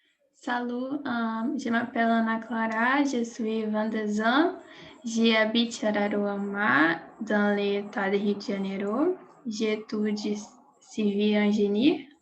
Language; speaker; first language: French; non-native, learner; Portuguese